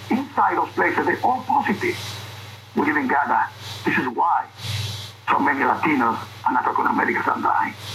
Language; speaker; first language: English; non-native, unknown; Spanish